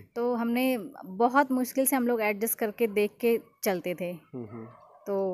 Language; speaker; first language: Hindi; native; Hindi